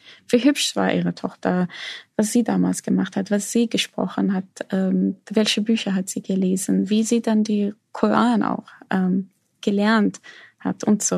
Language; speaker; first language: German; non-native, fluent; Arabic